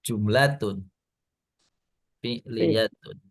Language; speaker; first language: Arabic; non-native, fluent; Indonesian